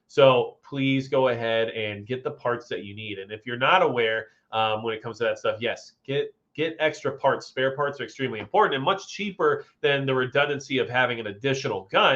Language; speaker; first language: English; native; English